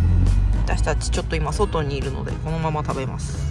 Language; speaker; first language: Japanese; native; Japanese